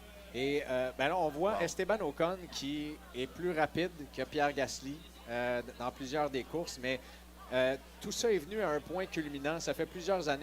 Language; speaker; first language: French; native; French